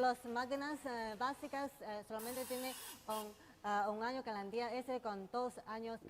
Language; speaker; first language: Spanish; non-native, learner; Chinese